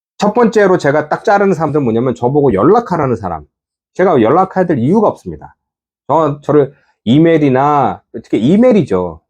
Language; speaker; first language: Korean; native; Korean